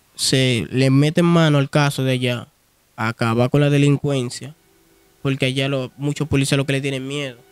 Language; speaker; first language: Spanish; non-native, fluent; Haitian Creole